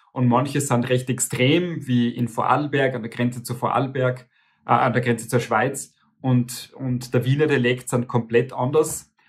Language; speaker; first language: German; native; German